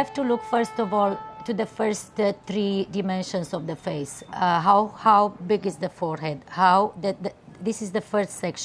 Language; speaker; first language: English; non-native, fluent; Romanian